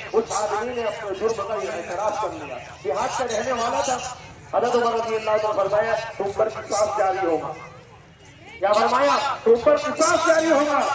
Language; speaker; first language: Urdu; native; Urdu